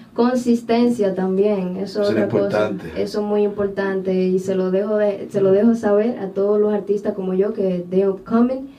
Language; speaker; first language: Spanish; native; Spanish